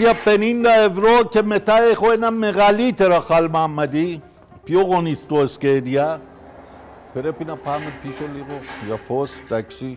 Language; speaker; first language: Greek; non-native, learner; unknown